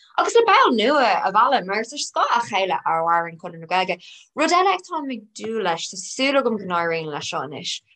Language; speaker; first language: Irish; non-native, local second language; English